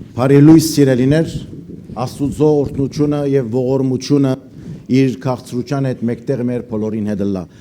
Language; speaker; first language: Armenian; early bilingual, heritage; Armenian